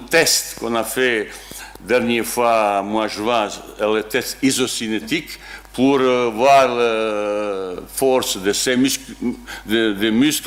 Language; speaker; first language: French; non-native, learner; Bosnian